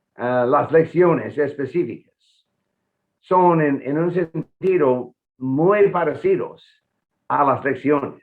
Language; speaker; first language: Spanish; non-native, fluent; English